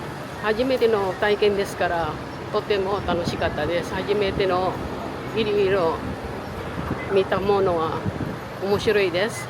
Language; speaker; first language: Japanese; non-native, learner; Filipino